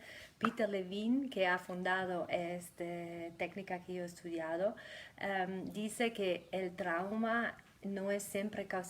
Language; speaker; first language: Spanish; non-native, fluent; German